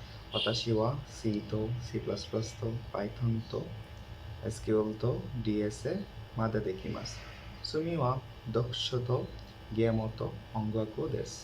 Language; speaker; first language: Japanese; non-native, learner; Bangla